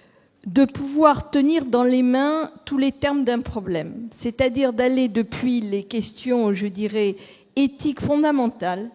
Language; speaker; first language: French; native; French